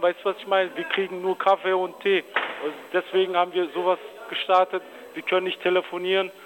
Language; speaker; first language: German; early bilingual, other home language; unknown